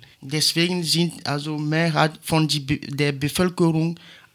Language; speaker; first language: German; non-native, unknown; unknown